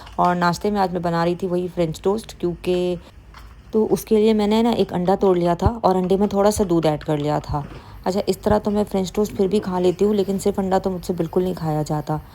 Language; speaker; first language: Urdu; native; Urdu